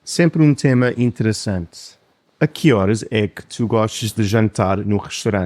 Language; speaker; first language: Portuguese; non-native, fluent; English